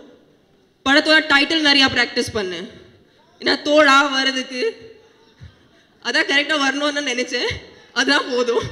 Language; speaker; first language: Tamil; non-native, fluent; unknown